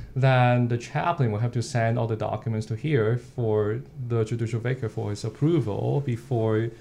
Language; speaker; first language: English; non-native, local second language; Cantonese